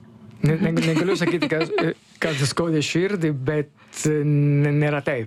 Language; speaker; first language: Lithuanian; non-native, learner; Italian